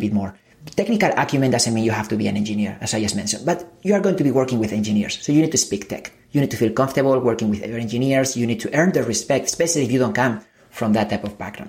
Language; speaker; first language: English; non-native, fluent; Spanish